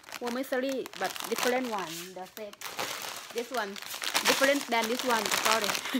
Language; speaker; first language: English; non-native, learner; Thai